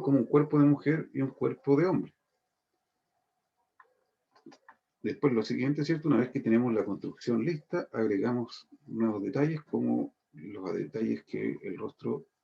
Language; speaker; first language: Spanish; native; Spanish